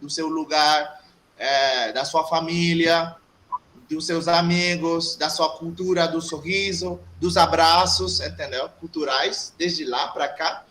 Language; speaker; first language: Portuguese; non-native, fluent; Haitian Creole